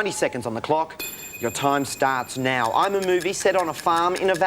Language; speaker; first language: English; native; English